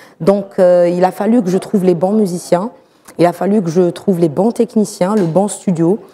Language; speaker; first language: French; non-native, local second language; Arabic